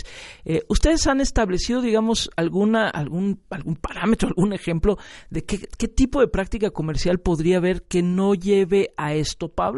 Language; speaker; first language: Spanish; native; Spanish